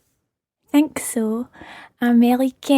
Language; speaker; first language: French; non-native, learner; English